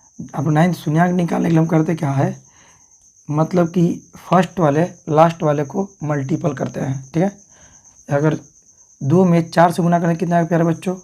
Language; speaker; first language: Hindi; native; Hindi